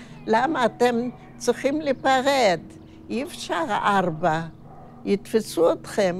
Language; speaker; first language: Hebrew; non-native, fluent; Yiddish